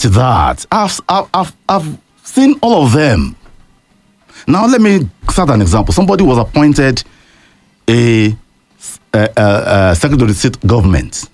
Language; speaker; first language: English; non-native, local second language; Yoruba